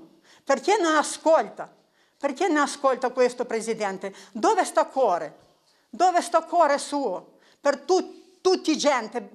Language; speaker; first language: Italian; non-native, learner; Ukrainian